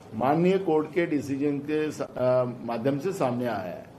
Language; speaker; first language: Hindi; non-native, local second language; Marathi